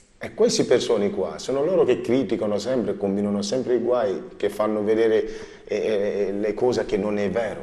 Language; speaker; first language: Italian; non-native, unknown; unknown